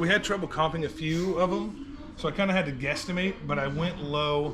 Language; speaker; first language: English; native; English